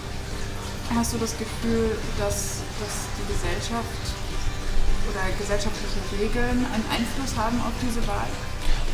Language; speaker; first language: German; native; German